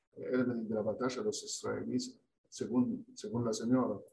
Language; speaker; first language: Spanish; non-native, fluent; Arabic